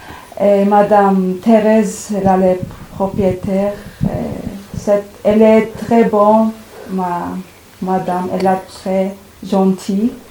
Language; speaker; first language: French; non-native, learner; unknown